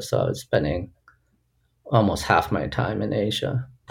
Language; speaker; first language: English; early bilingual, other home language; Chinese